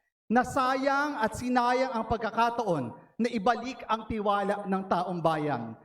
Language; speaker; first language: Filipino; native; Filipino